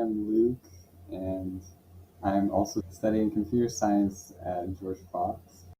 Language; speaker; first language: English; native; English